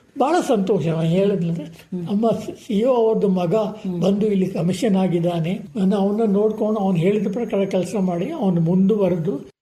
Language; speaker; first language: Kannada; non-native, local second language; Kodava